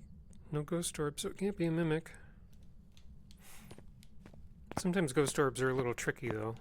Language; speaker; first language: English; native; English